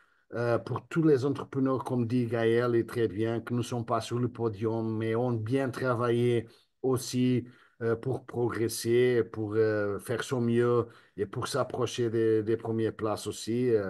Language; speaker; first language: French; non-native, fluent; Spanish